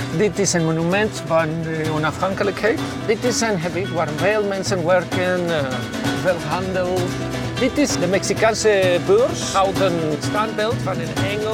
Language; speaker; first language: Dutch; non-native, fluent; Spanish